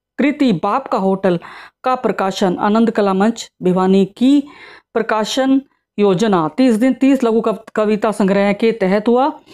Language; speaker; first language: Hindi; native; Hindi